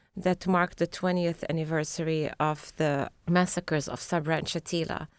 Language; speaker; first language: English; non-native, fluent; Arabic